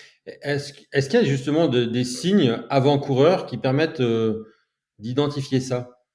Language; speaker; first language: French; native; French